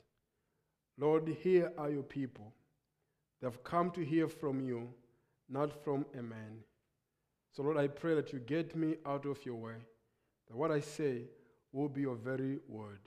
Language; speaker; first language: English; non-native, local second language; Nyanja